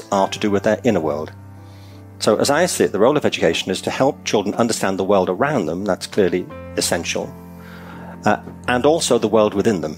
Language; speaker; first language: English; native; English